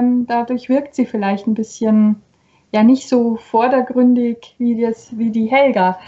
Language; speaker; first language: German; native; German